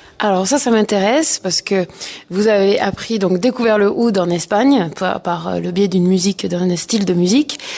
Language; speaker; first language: French; native; French